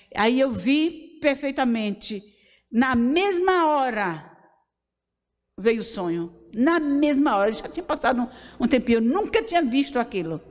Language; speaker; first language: Portuguese; native; Portuguese